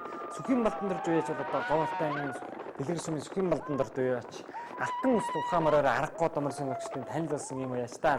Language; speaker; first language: Mongolian; native; Mongolian